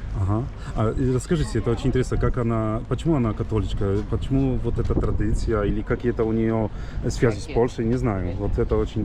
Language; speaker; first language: Russian; non-native, fluent; Polish